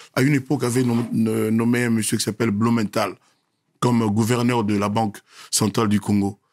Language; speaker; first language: French; non-native, local second language; Lingala